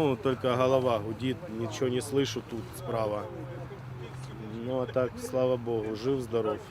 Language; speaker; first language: Russian; native; Russian